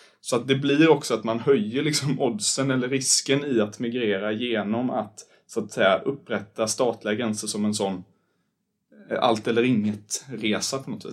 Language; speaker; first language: Swedish; native; Swedish